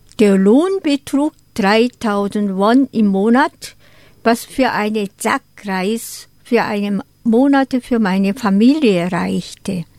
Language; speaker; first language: German; non-native, fluent; Korean